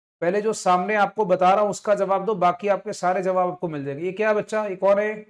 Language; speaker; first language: Hindi; non-native, local second language; Punjabi